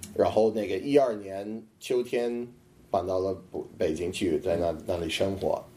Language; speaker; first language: Chinese; non-native, fluent; English